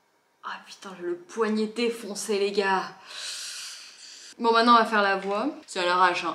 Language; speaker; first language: French; native; French